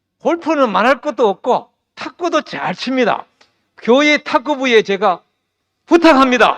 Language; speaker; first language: Korean; native; Korean